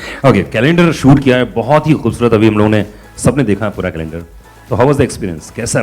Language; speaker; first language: Hindi; native; Hindi